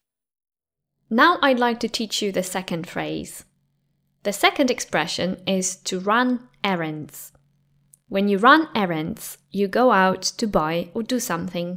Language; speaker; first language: English; non-native, fluent; Polish